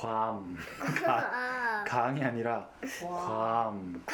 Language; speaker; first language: Korean; native; Korean